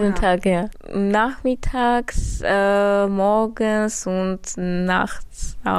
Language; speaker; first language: German; non-native, learner; Armenian